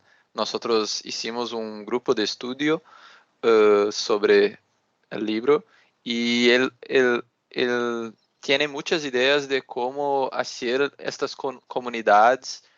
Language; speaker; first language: Spanish; non-native, learner; Portuguese